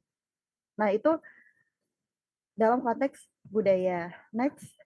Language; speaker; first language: Indonesian; native; Indonesian